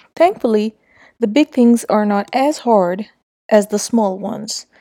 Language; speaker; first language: English; non-native, local second language; Urdu